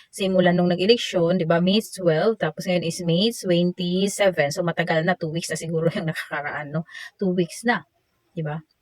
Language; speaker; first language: Filipino; non-native, local second language; Waray